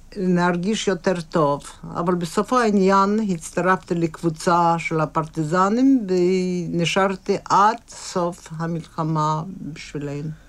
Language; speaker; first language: Hebrew; non-native, fluent; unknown